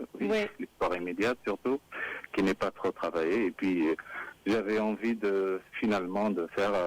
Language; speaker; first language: French; non-native, local second language; Arabic